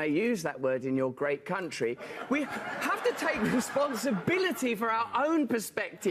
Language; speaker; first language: English; native; English